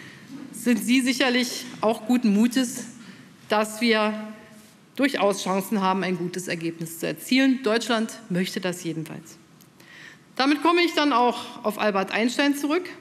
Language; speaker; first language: German; native; German